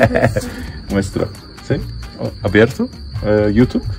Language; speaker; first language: Spanish; non-native, learner; Turkish